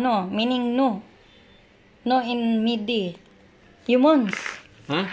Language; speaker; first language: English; non-native, learner; Filipino